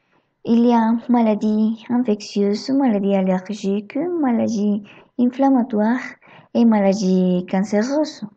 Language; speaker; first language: French; non-native, learner; Spanish